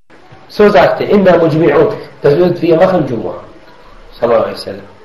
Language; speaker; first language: German; non-native, fluent; Arabic